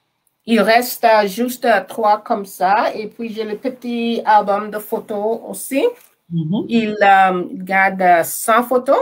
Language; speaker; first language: French; non-native, learner; English